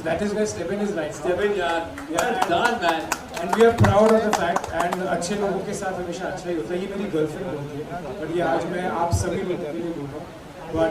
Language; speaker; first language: Hindi; native; Hindi